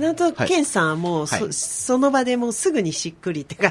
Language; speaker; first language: Japanese; native; Japanese